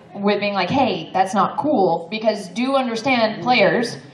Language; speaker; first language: English; native; English